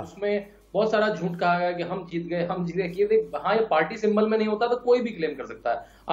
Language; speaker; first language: Hindi; native; Hindi